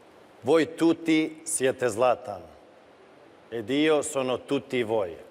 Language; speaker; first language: Italian; non-native, fluent; Swedish